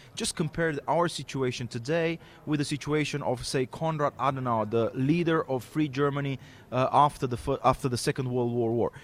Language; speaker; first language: English; non-native, fluent; Romanian